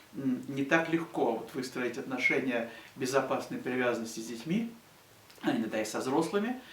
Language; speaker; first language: Russian; native; Russian